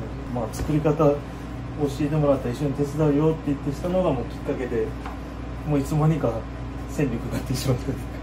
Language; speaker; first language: Japanese; native; Japanese